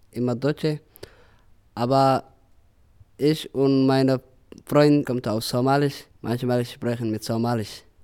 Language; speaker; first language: German; non-native, learner; Somali